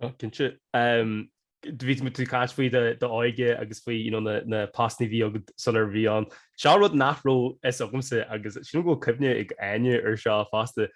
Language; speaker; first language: Irish; non-native, local second language; English